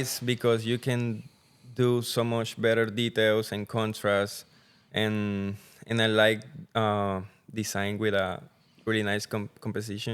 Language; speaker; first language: English; non-native, learner; Spanish